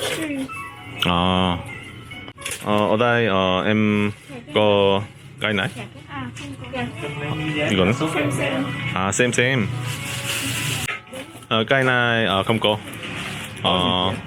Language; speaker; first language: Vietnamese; non-native, learner; Korean